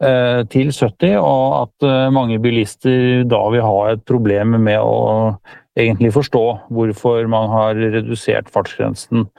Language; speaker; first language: Norwegian; native; Norwegian